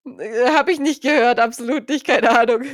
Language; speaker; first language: German; native; German